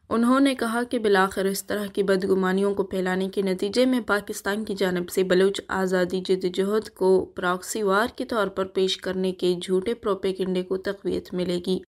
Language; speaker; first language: Urdu; non-native, local second language; Baluchi